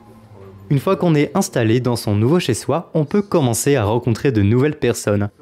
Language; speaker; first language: French; native; French